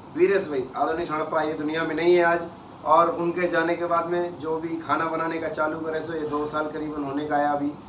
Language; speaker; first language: Hindi; non-native, local second language; Kannada